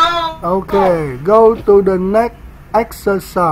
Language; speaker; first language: English; non-native, learner; Vietnamese